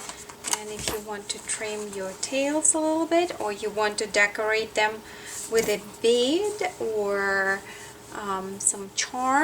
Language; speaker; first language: English; non-native, fluent; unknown